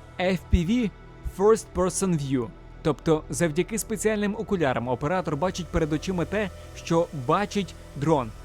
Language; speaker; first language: Ukrainian; native; Ukrainian